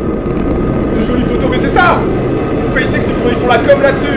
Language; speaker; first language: French; native; French